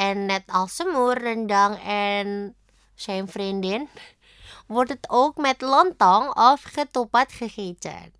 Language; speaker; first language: Dutch; non-native, fluent; Indonesian